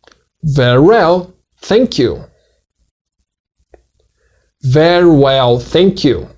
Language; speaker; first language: English; non-native, fluent; Portuguese